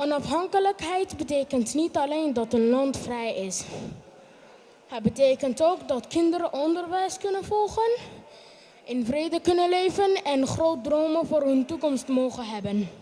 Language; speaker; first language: Dutch; early bilingual, other home language; Pashto